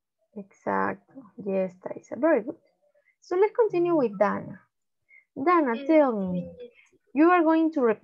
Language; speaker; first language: English; non-native, learner; Spanish